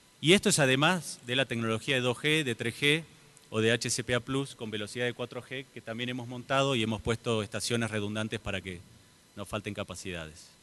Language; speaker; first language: Spanish; native; Spanish